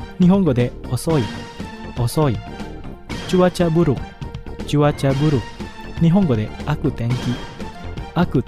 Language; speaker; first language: Japanese; non-native, fluent; Indonesian